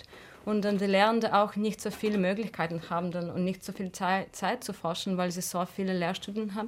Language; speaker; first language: German; non-native, fluent; Russian